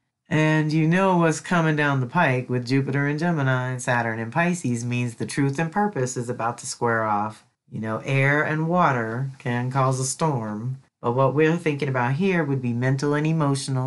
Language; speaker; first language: English; native; English